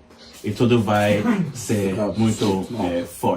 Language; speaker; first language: Portuguese; non-native, learner; English